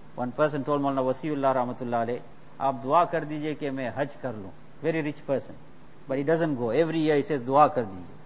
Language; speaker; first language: English; native; English